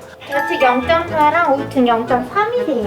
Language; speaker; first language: Korean; native; Korean